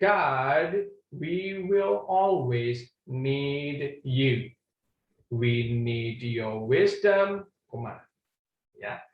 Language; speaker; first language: English; non-native, fluent; Indonesian